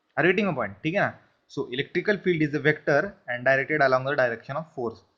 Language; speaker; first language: Hindi; non-native, local second language; Marathi